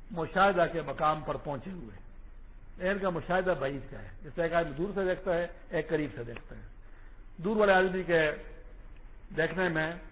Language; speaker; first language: Urdu; non-native, local second language; Pashto